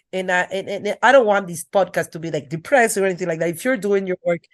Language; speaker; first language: English; non-native, fluent; Spanish